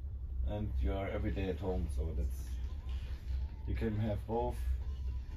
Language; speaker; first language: English; non-native, learner; German